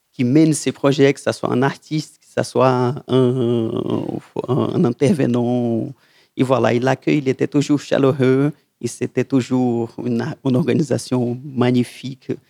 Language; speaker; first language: French; non-native, fluent; Portuguese